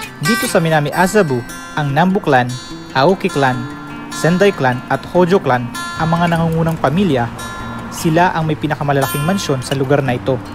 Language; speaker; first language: Filipino; non-native, local second language; Bikol